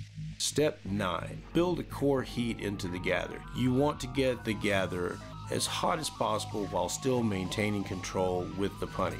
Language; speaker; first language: English; native; English